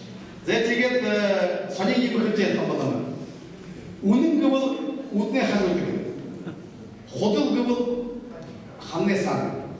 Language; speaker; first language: Mongolian; non-native, learner; Buriat